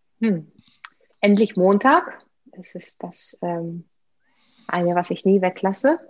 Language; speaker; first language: German; non-native, fluent; Russian